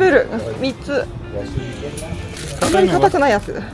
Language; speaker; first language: Japanese; native; Japanese